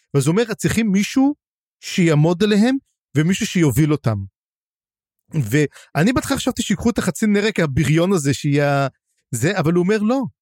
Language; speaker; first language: Hebrew; native; Hebrew